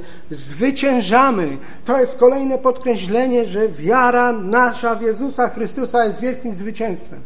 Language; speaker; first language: Polish; native; Polish